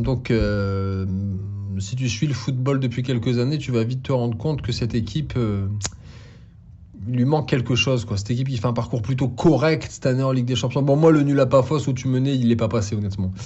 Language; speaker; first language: French; native; French